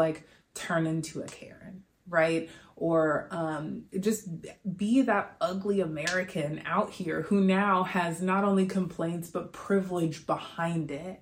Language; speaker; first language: English; native; English